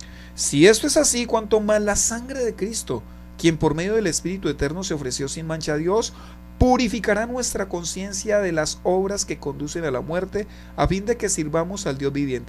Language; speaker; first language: Spanish; native; Spanish